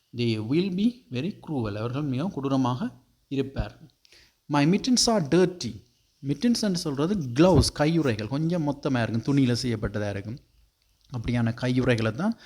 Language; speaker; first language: Tamil; native; Tamil